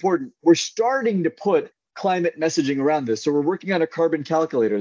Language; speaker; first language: English; native; English